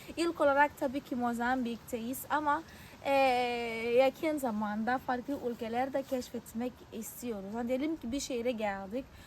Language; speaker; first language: Turkish; non-native, fluent; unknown